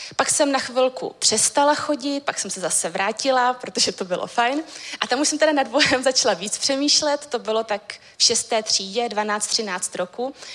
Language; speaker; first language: Czech; native; Czech